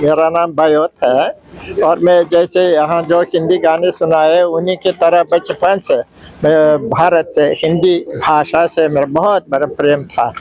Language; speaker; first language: Hindi; non-native, fluent; Uzbek